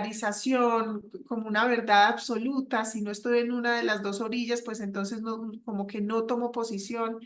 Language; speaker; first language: Spanish; native; Spanish